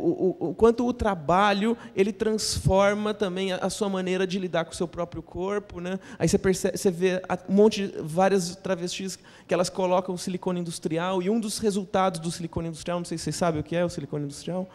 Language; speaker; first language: Portuguese; native; Portuguese